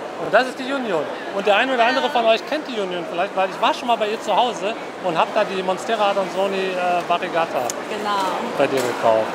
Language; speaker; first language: German; native; German